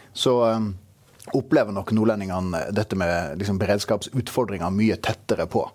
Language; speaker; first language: Norwegian; native; Norwegian